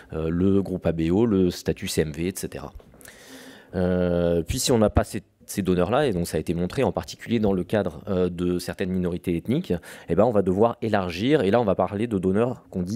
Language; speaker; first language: French; native; French